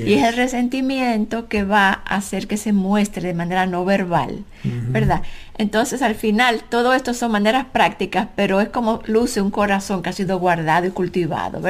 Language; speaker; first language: Spanish; native; Spanish